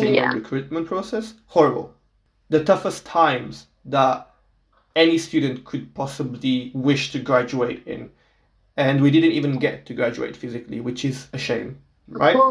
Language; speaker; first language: English; non-native, fluent; Portuguese